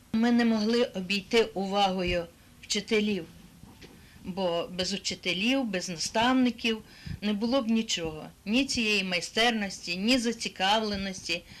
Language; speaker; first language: Ukrainian; native; Ukrainian